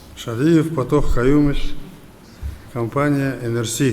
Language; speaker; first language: Russian; non-native, local second language; Kazakh